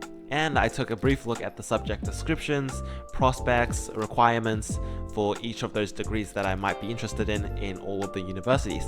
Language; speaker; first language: English; early bilingual, other home language; Chinese